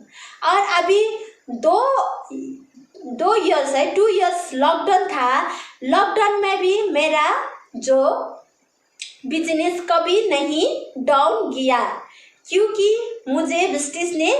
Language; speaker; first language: Hindi; non-native, local second language; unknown